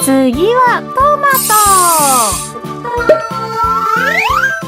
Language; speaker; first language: Japanese; native; Japanese